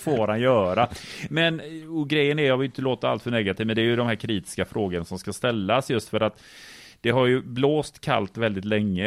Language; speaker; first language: Swedish; native; Swedish